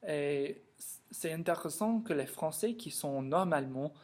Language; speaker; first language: French; non-native, learner; English